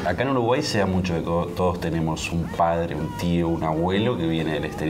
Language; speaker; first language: Spanish; native; Spanish